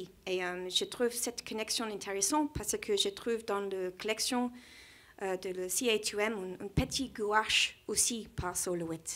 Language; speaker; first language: French; non-native, learner; English